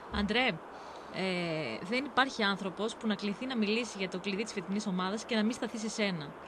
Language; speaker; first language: Greek; native; Greek